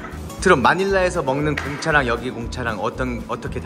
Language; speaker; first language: Korean; native; Korean